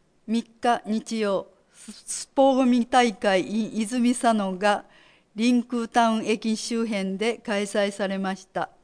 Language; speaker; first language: Japanese; native; Japanese